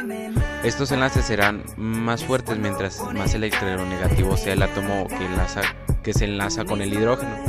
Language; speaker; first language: Spanish; native; Spanish